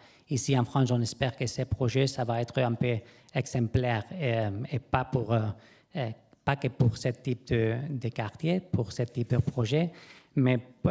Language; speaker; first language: French; non-native, fluent; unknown